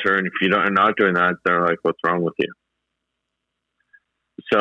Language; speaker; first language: English; native; English